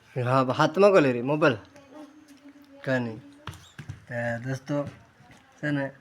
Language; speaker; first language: Gujarati; non-native, local second language; Bhili